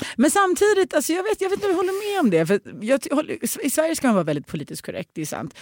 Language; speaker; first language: Swedish; early bilingual, other home language; Russian